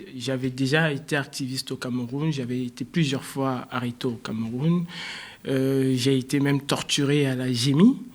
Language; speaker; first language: French; native; French